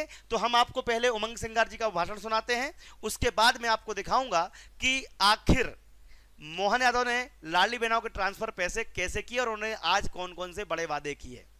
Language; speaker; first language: Hindi; native; Hindi